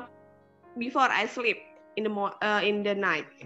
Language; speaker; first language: English; non-native, learner; Indonesian